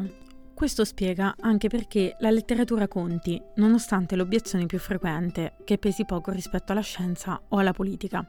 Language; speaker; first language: Italian; native; Italian